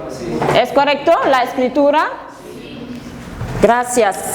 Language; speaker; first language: Spanish; non-native, fluent; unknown